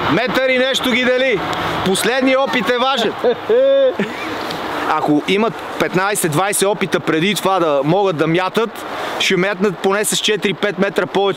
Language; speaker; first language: Bulgarian; native; Bulgarian